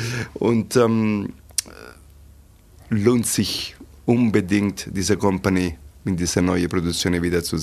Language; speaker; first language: German; non-native, fluent; Italian